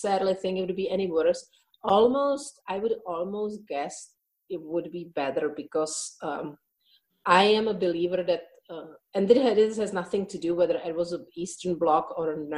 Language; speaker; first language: English; non-native, fluent; Czech